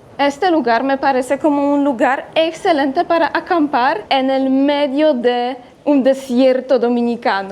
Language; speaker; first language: Spanish; non-native, fluent; Polish